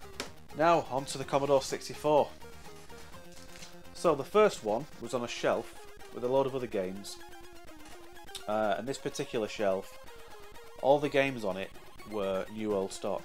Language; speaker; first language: English; native; English